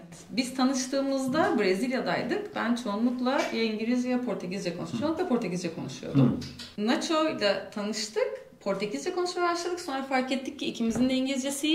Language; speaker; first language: Turkish; native; Turkish